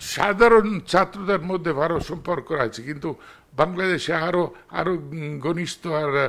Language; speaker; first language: Bangla; non-native, fluent; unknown